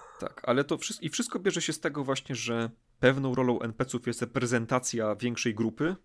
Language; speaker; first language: Polish; native; Polish